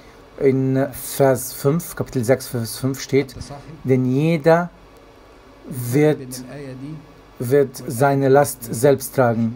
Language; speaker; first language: German; non-native, fluent; Arabic